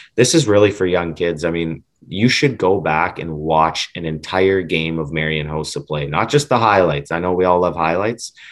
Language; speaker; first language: English; native; English